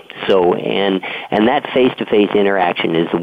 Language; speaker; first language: English; native; English